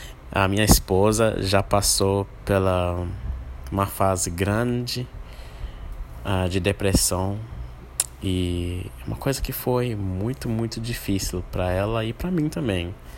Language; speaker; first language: Portuguese; non-native, fluent; English